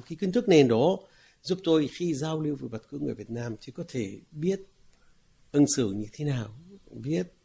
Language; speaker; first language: Vietnamese; non-native, fluent; Arabic